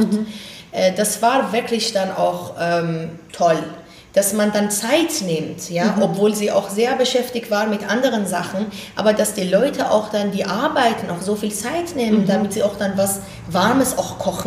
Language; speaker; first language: German; non-native, fluent; Persian